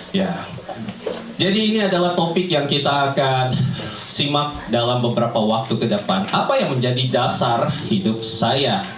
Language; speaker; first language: Indonesian; native; Indonesian